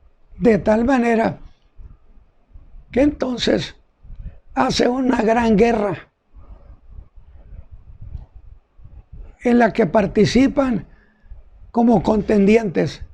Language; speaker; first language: Spanish; native; Spanish